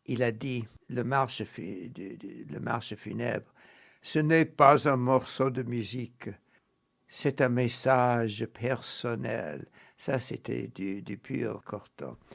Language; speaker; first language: French; non-native, fluent; English